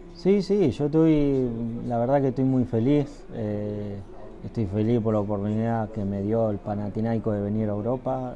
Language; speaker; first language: Spanish; native; Spanish